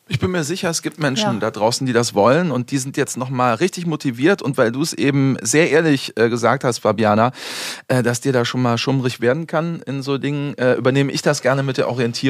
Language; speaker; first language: German; native; German